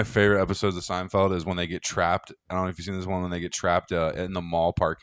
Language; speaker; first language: English; native; English